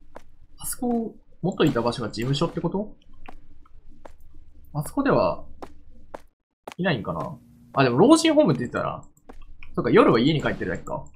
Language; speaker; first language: Japanese; native; Japanese